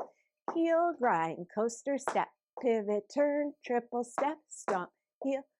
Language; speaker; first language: English; native; English